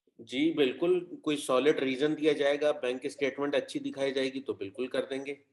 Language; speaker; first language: Urdu; native; Urdu